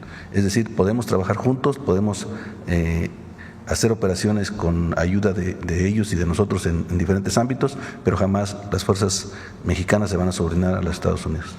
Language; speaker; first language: Spanish; native; Spanish